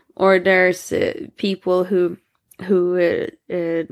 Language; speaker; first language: English; non-native, fluent; Swedish